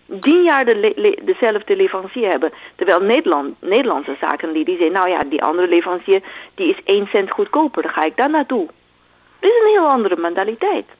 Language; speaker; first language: Dutch; non-native, fluent; Chinese